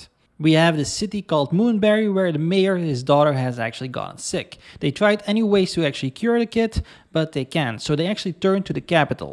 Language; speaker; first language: English; non-native, fluent; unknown